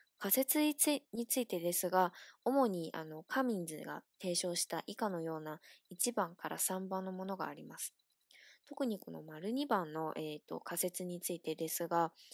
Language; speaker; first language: Japanese; non-native, fluent; Chinese